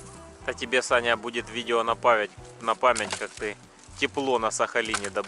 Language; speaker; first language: Russian; native; Russian